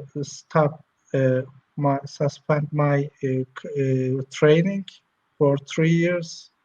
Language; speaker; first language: English; non-native, learner; Turkish